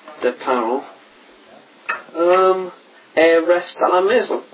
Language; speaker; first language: French; non-native, learner; English